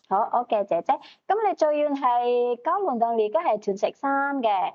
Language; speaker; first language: Cantonese; native; Cantonese